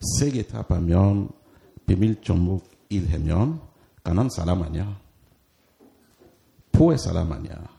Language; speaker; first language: Korean; non-native, learner; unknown